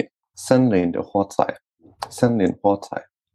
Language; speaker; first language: Chinese; non-native, learner; French